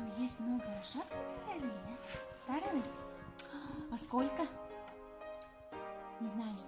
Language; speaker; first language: Russian; non-native, fluent; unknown